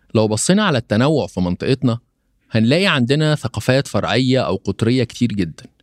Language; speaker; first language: Arabic; native; Arabic